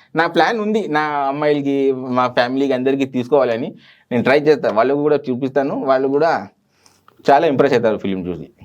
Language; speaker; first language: Telugu; non-native, local second language; Urdu